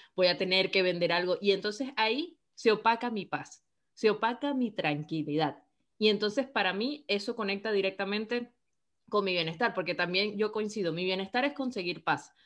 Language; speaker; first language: Spanish; native; Spanish